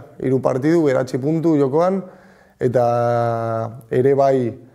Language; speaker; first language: Basque; non-native, local second language; Spanish